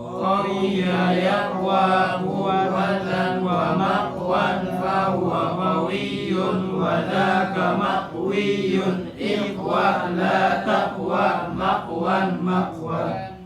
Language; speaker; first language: Arabic; non-native, learner; Indonesian